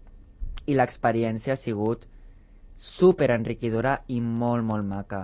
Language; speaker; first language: Catalan; native; Catalan